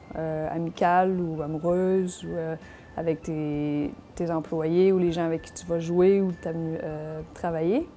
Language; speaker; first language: French; native; French